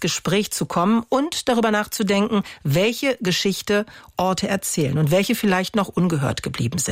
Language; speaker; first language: German; native; German